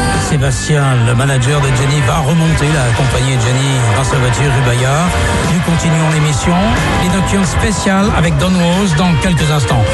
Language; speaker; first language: French; native; French